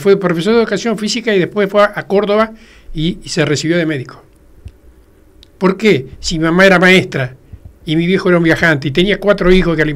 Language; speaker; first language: Spanish; native; Spanish